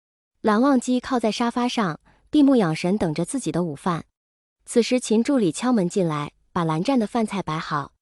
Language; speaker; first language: Chinese; native; Chinese